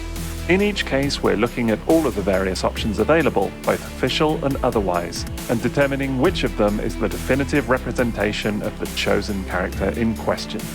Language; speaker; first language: English; native; English